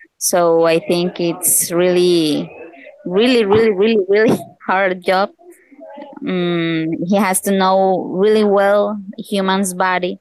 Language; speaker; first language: English; non-native, learner; Spanish